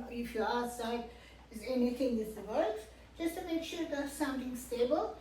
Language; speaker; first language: English; non-native, fluent; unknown